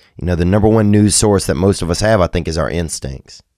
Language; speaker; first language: English; native; English